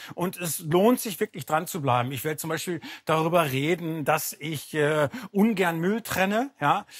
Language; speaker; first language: German; native; German